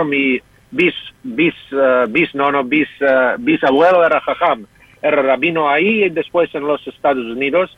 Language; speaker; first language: Spanish; non-native, fluent; English